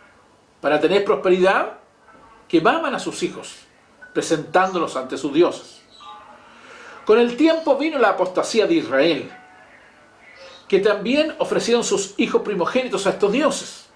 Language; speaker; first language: Spanish; native; Spanish